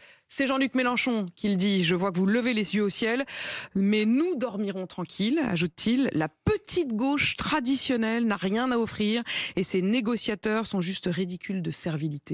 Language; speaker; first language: French; native; French